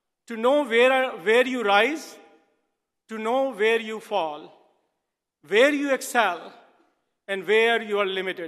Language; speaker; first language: English; non-native, local second language; Hindi